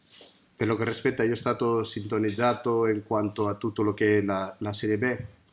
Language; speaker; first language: Italian; non-native, fluent; Spanish